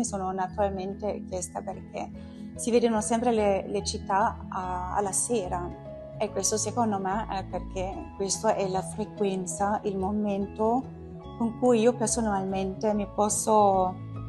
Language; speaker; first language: Italian; non-native, fluent; German